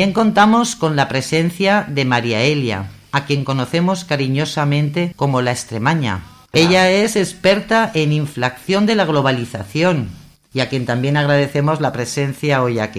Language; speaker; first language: Spanish; native; Spanish